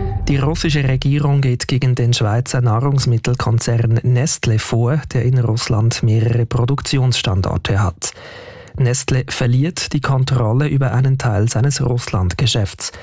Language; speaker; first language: German; native; German